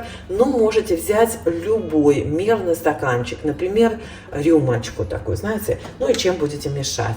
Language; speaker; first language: Russian; native; Russian